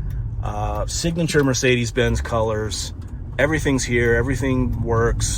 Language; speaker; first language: English; native; English